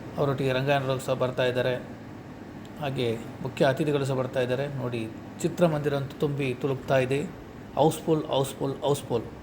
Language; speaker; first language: Kannada; non-native, local second language; Tulu